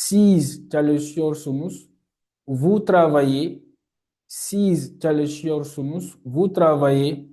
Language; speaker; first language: Turkish; non-native, learner; French